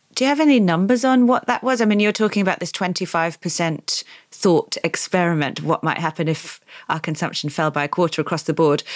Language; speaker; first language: English; native; English